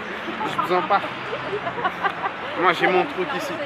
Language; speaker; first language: French; non-native, learner; Portuguese